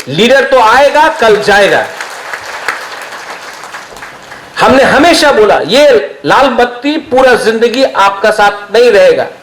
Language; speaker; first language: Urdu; non-native, local second language; Kok Borok